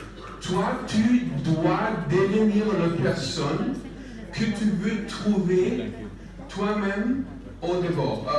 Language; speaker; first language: French; non-native, learner; English